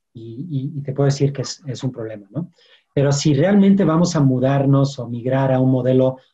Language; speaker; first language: Spanish; non-native, fluent; French